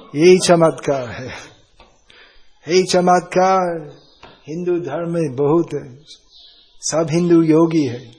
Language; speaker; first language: Hindi; non-native, fluent; English